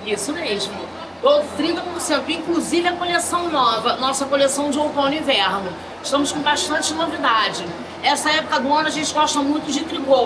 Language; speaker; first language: Portuguese; native; Portuguese